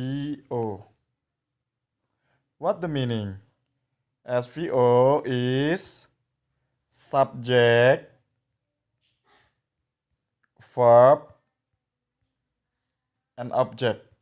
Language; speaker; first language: English; non-native, fluent; Indonesian